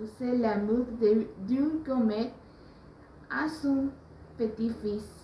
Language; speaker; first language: French; non-native, learner; Spanish